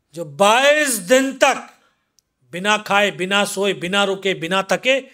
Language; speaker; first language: Hindi; native; Hindi